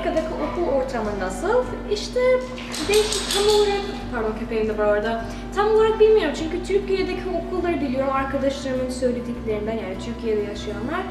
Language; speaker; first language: Turkish; early bilingual, heritage; Turkish